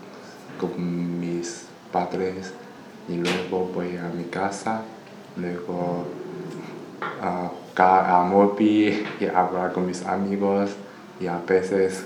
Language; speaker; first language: Spanish; non-native, learner; Chinese